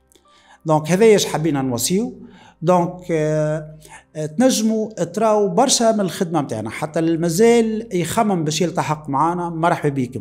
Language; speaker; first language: Arabic; native; Arabic